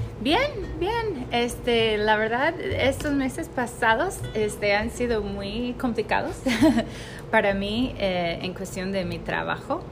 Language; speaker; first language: Spanish; non-native, fluent; English